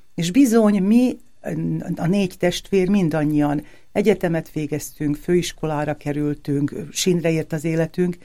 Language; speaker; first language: Hungarian; native; Hungarian